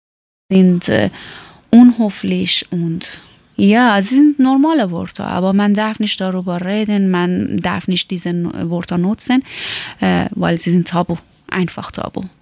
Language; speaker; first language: German; non-native, learner; Persian